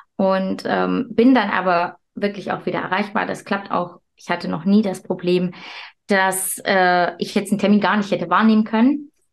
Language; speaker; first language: German; early bilingual, other home language; Turkish